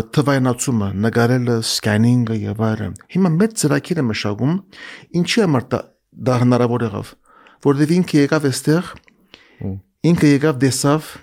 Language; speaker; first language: Armenian; early bilingual, heritage; Armenian